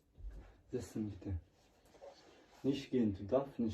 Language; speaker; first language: German; non-native, learner; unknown